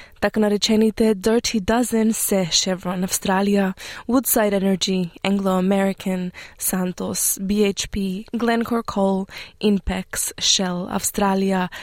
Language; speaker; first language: Macedonian; native; Macedonian